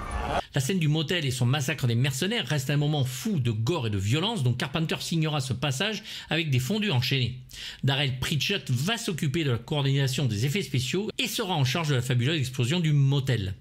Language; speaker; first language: French; native; French